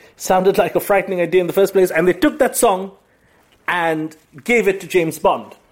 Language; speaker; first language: English; non-native, local second language; Bangla